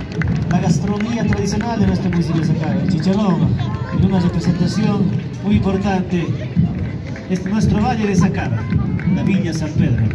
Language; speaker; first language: Spanish; native; Spanish